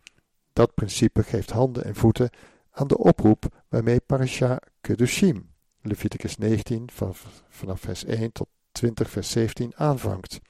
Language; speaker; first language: Dutch; native; Dutch